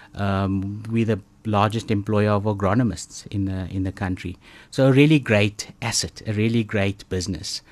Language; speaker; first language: English; native; English